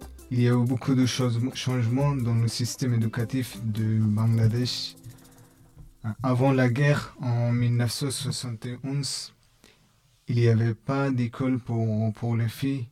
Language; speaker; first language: French; non-native, learner; Bangla